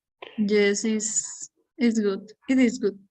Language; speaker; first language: English; non-native, learner; Spanish